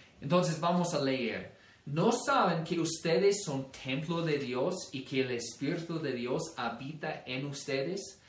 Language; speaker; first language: Spanish; non-native, fluent; English